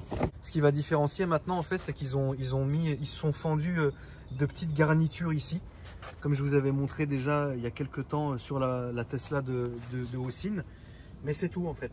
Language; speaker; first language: French; native; French